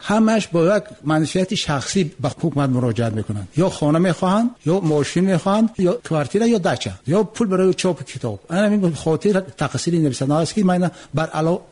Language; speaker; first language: Tajik; native; Tajik